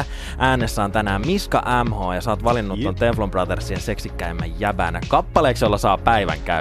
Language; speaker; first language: Finnish; native; Finnish